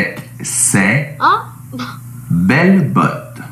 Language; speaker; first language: French; native; French